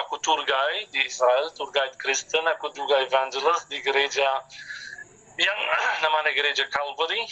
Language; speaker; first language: Indonesian; non-native, fluent; Arabic